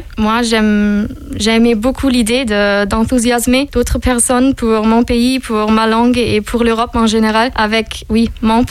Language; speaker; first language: French; non-native, fluent; German